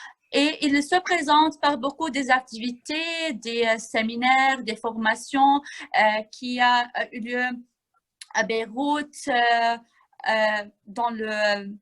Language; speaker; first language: French; non-native, fluent; Arabic